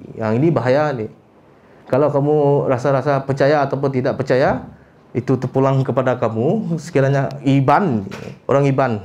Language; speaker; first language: Malay; non-native, local second language; Iban